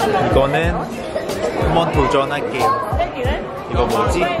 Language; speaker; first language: Korean; non-native, learner; Cantonese